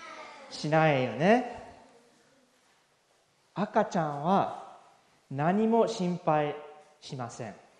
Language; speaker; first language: Japanese; non-native, fluent; English